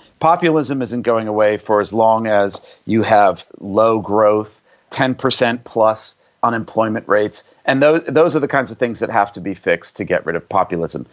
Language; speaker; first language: English; native; English